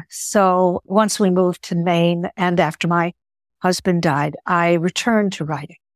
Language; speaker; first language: English; early bilingual, other home language; Greek